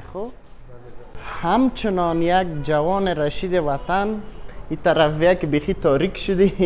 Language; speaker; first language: Persian; native; Persian